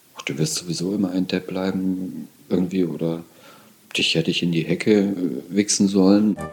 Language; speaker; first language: German; native; German